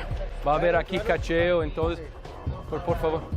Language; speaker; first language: Spanish; non-native, learner; English